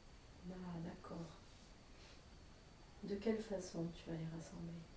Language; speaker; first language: French; native; French